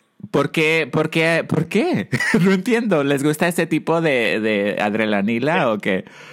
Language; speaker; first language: Spanish; early bilingual, heritage; Spanish